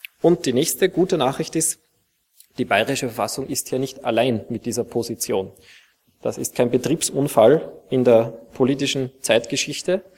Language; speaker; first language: German; native; German